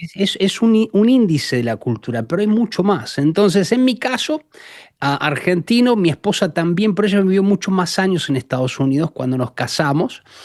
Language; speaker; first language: Spanish; native; Spanish